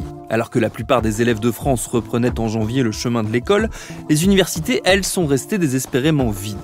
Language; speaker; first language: French; native; French